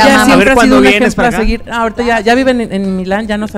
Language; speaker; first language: Spanish; native; Spanish